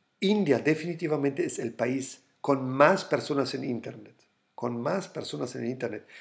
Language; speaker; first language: Spanish; non-native, fluent; German